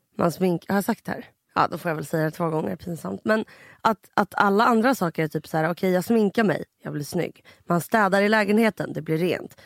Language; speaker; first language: Swedish; native; Swedish